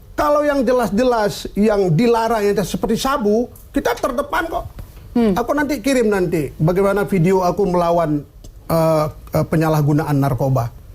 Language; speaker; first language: Indonesian; non-native, local second language; Achinese